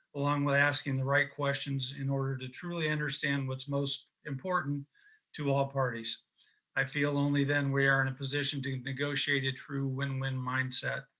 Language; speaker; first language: English; native; English